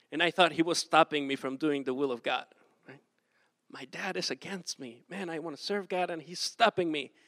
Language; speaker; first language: English; non-native, fluent; Spanish